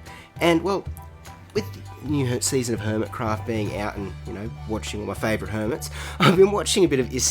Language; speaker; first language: English; native; English